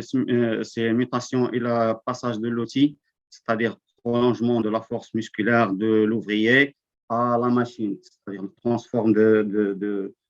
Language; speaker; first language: French; non-native, local second language; Arabic